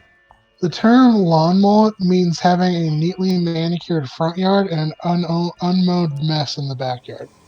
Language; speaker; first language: English; native; English